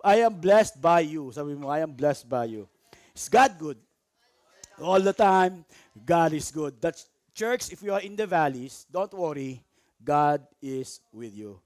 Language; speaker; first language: English; non-native, local second language; Filipino